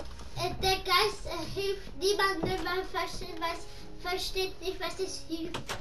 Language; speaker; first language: German; non-native, learner; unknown